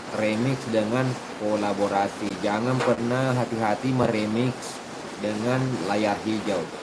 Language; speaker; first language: Indonesian; non-native, local second language; Buginese